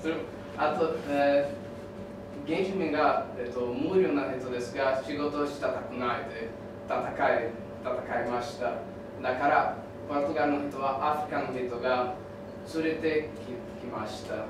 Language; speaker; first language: Japanese; non-native, learner; Portuguese